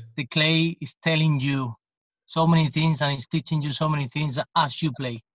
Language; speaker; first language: English; non-native, fluent; Spanish